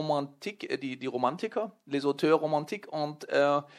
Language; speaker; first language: French; non-native, learner; German